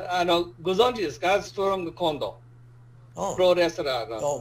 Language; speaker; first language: Japanese; non-native, fluent; English